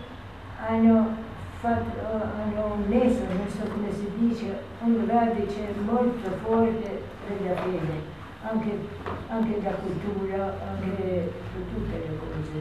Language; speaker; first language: Italian; non-native, learner; Albanian